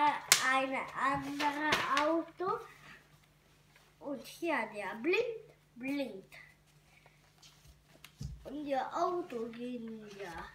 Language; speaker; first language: German; non-native, learner; Hungarian